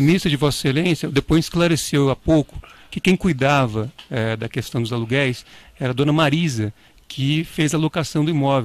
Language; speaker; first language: Portuguese; native; Portuguese